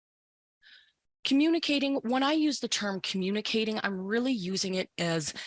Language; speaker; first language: English; native; English